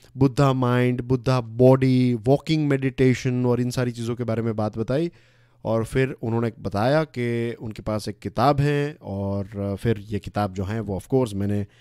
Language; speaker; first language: Hindi; non-native, local second language; Gujarati